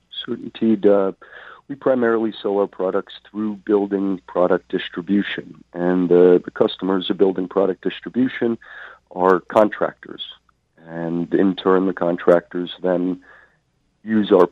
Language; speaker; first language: English; native; English